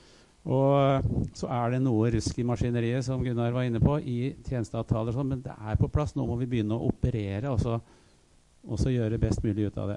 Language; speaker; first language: Norwegian; native; Norwegian